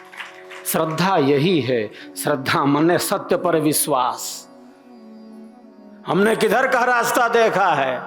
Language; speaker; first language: Hindi; native; Hindi